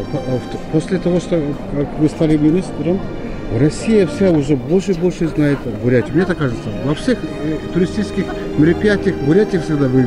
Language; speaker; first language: Russian; non-native, fluent; Mongolian